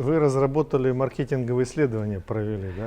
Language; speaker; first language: Russian; native; Russian